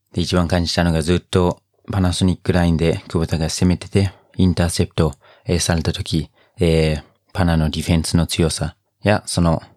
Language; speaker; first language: Japanese; non-native, fluent; English